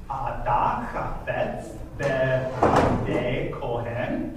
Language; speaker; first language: Hebrew; non-native, fluent; English